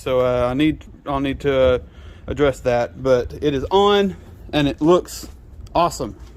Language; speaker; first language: English; native; English